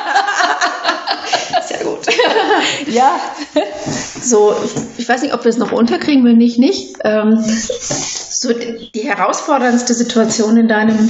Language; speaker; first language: German; native; German